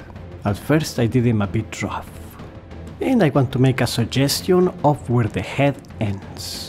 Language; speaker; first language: English; non-native, fluent; Spanish